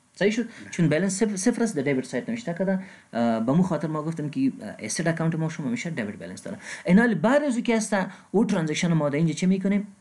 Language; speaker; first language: Persian; non-native, local second language; Pashto